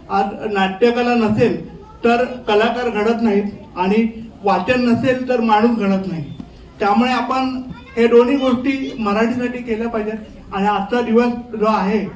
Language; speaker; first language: Marathi; native; Marathi